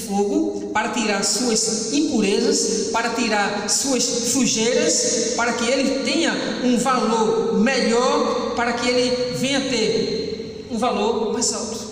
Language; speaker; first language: Portuguese; native; Portuguese